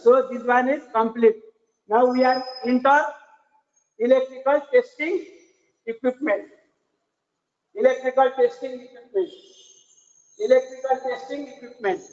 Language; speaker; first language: English; non-native, learner; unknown